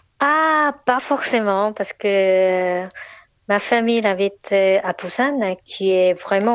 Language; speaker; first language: French; non-native, learner; Korean